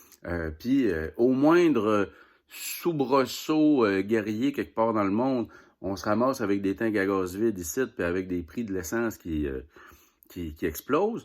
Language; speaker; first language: French; native; French